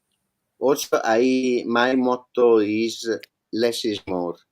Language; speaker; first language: English; non-native, learner; Italian